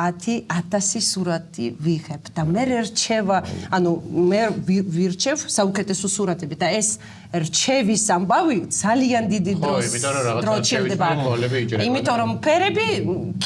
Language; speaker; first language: Georgian; non-native, fluent; Russian